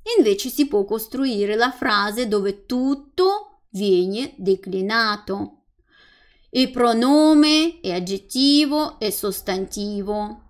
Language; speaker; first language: Italian; non-native, fluent; Russian